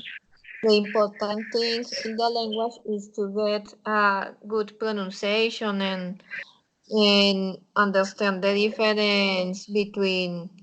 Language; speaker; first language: English; non-native, learner; Spanish